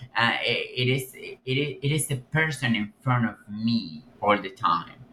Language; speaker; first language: English; non-native, fluent; Spanish